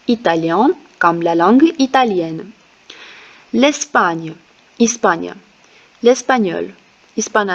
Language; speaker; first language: French; non-native, fluent; Armenian